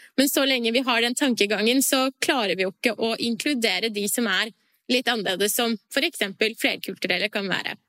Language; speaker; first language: Norwegian; early bilingual, other home language; Persian